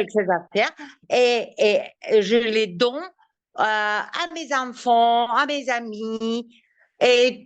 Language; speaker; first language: French; non-native, learner; Greek